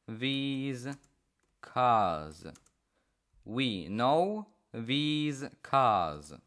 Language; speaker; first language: English; non-native, fluent; Polish